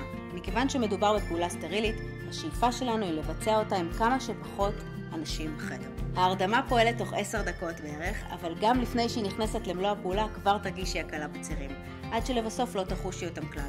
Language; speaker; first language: Hebrew; native; Hebrew